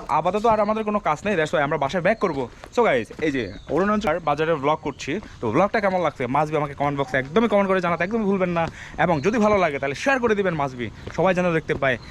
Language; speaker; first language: Bangla; non-native, local second language; Chakma